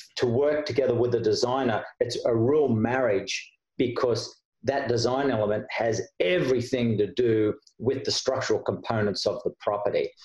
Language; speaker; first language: English; native; English